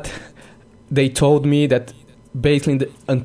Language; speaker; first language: English; non-native, fluent; Portuguese